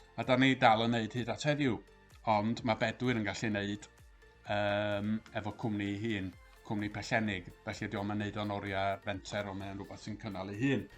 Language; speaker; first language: Welsh; native; Welsh